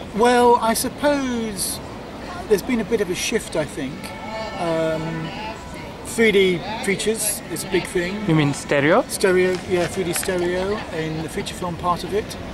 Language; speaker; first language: English; native; English